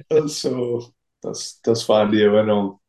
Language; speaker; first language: German; non-native, fluent; English